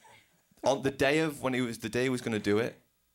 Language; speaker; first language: English; native; English